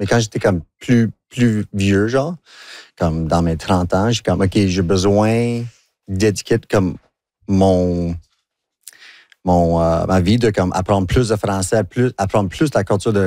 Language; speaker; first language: French; non-native, local second language; English